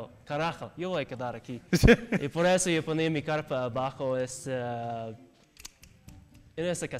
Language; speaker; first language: Spanish; non-native, learner; English